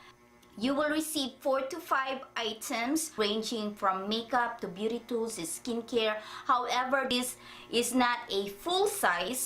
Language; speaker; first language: English; non-native, fluent; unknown